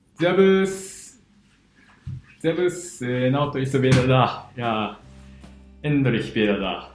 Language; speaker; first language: German; non-native, learner; Japanese